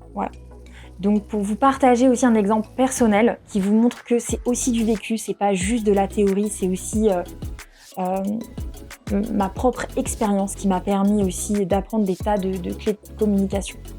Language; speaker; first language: French; native; French